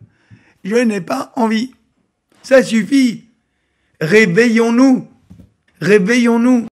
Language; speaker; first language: French; native; French